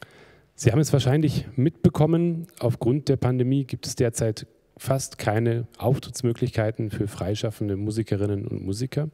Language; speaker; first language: German; native; German